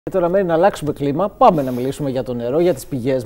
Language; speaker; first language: Greek; native; Greek